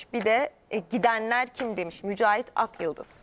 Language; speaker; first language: Turkish; native; Turkish